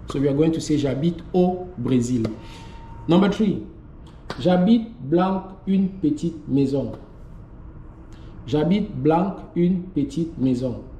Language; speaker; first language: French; non-native, fluent; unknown